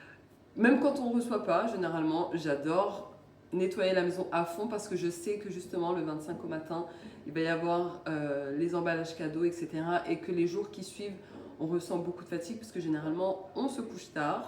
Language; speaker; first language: French; native; French